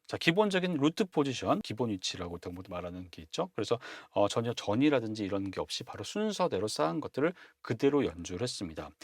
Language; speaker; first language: Korean; native; Korean